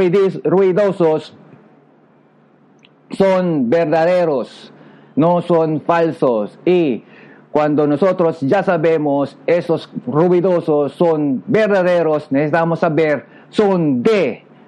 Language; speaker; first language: Spanish; non-native, learner; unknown